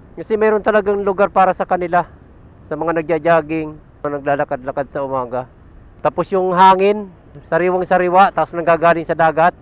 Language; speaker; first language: Filipino; native; Filipino